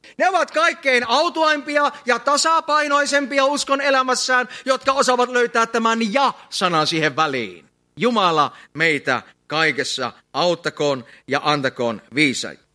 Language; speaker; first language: Finnish; native; Finnish